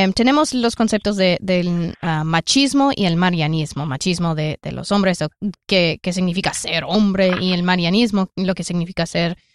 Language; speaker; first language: Spanish; non-native, fluent; English